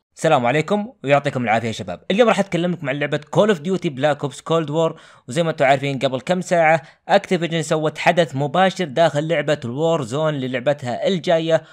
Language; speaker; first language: Arabic; native; Arabic